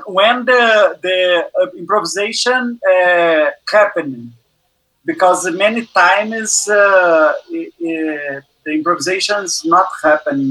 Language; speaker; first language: English; non-native, learner; Portuguese